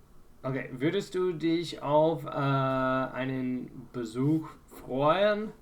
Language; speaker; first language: German; non-native, fluent; English